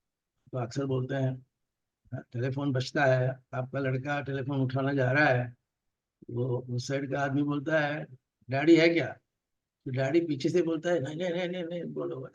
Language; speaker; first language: Hindi; non-native, local second language; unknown